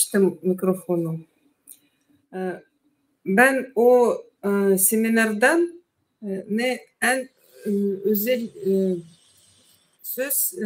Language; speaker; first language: Turkish; non-native, learner; Russian